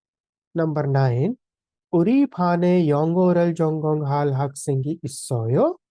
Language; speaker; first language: Korean; non-native, fluent; Hindi